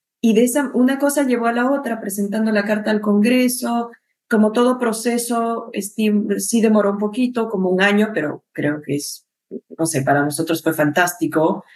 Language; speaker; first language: Spanish; native; Spanish